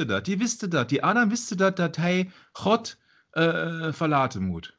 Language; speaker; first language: Dutch; non-native, fluent; German